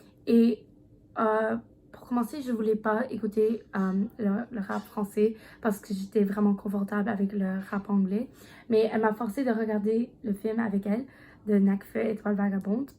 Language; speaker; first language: French; non-native, learner; English